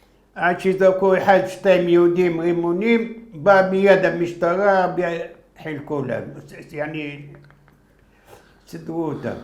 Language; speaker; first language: Hebrew; non-native, fluent; Arabic